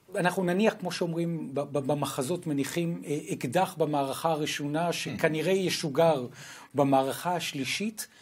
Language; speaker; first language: Hebrew; native; Hebrew